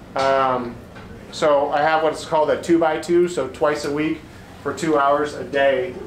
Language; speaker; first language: English; native; English